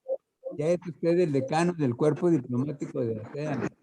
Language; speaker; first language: Spanish; native; Spanish